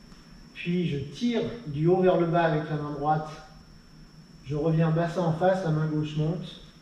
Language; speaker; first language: French; native; French